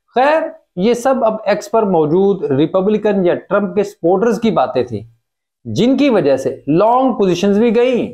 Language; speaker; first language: Urdu; native; Urdu